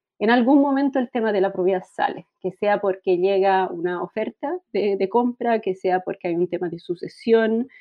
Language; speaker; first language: Spanish; non-native, fluent; Italian